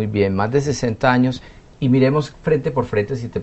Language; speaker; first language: Spanish; native; Spanish